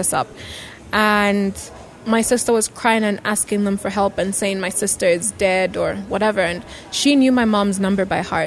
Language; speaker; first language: English; non-native, local second language; Bemba